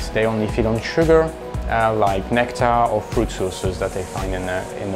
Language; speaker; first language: English; non-native, fluent; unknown